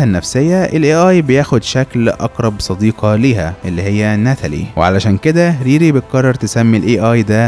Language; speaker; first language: Arabic; native; Arabic